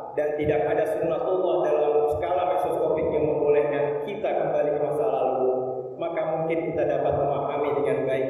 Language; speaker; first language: Indonesian; native; Indonesian